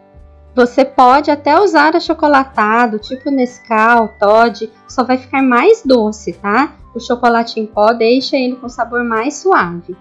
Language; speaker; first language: Portuguese; native; Portuguese